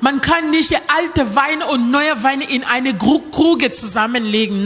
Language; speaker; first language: German; non-native, learner; French